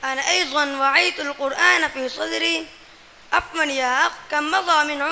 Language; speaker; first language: Arabic; non-native, learner; Urdu